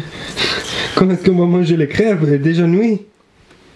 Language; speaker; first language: French; non-native, learner; Spanish